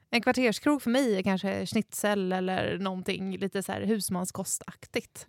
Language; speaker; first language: Swedish; native; Swedish